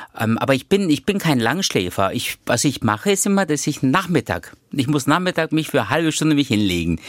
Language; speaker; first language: German; early bilingual, other home language; Turkish